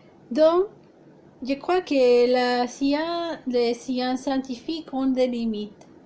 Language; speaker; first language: French; non-native, fluent; Spanish